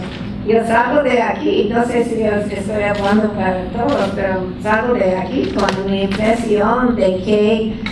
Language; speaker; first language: Spanish; non-native, fluent; English